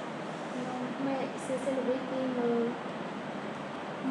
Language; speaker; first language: French; non-native, learner; Khmer